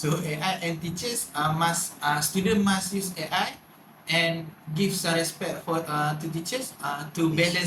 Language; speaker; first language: English; non-native, learner; Malay